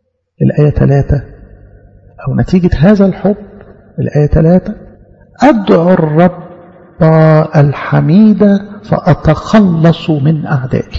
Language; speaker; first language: Arabic; native; Arabic